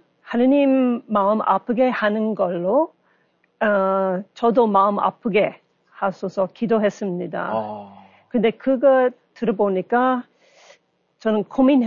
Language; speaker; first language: Korean; non-native, learner; English